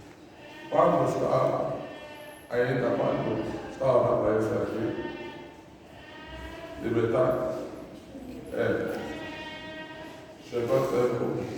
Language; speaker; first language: Portuguese; non-native, learner; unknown